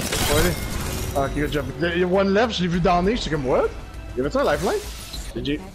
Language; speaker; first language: French; native; French